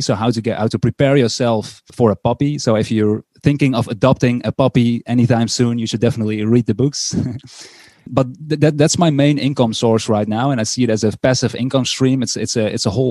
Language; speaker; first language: English; non-native, fluent; Dutch